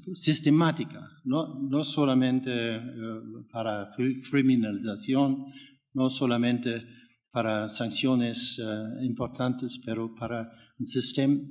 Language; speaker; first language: Spanish; non-native, fluent; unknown